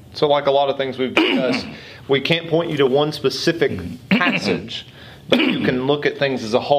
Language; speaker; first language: English; native; English